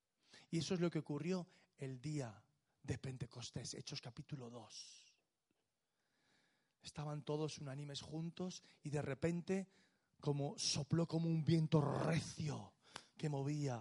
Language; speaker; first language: Spanish; native; Spanish